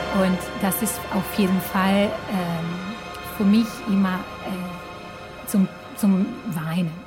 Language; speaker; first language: German; non-native, learner; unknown